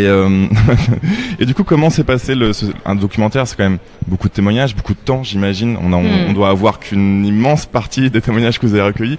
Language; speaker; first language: French; native; French